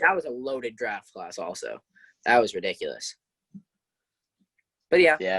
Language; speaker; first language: English; native; English